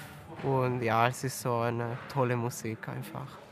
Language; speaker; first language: German; non-native, fluent; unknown